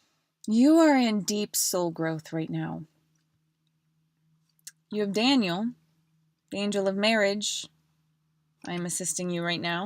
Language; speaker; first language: English; native; English